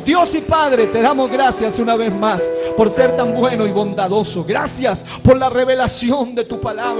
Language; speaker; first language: Spanish; native; Spanish